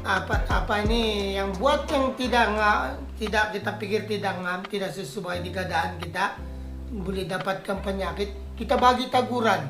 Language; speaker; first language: Indonesian; non-native, fluent; Filipino